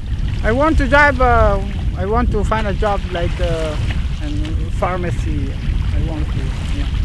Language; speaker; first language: English; non-native, learner; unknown